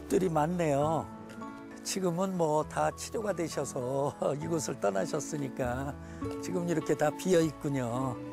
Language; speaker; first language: Korean; native; Korean